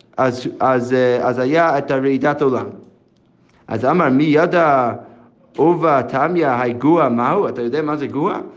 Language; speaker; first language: Hebrew; non-native, fluent; English